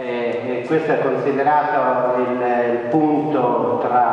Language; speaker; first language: Italian; non-native, fluent; Central Kurdish